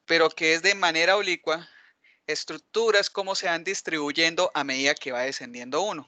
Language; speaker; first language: Spanish; native; Spanish